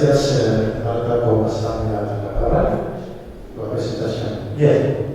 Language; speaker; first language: Spanish; non-native, fluent; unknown